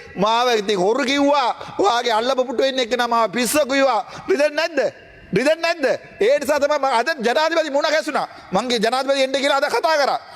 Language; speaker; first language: Sinhala; non-native, local second language; Tamil